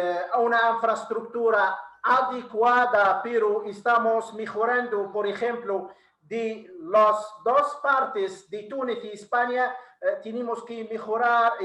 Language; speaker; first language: Spanish; non-native, fluent; Arabic